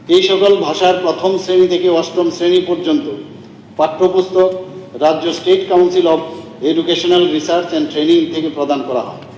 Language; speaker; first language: Bangla; native; Bangla